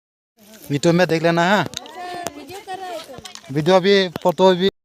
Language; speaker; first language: Hindi; non-native, local second language; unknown